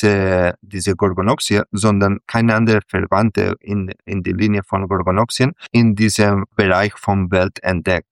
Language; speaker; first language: German; non-native, fluent; Catalan